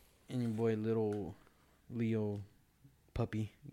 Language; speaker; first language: English; early bilingual, other home language; Spanish